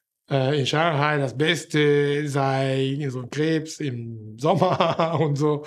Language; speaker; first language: German; non-native, fluent; Japanese